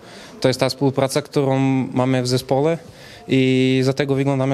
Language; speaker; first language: Polish; non-native, fluent; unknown